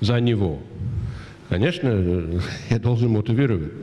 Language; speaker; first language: Russian; non-native, fluent; English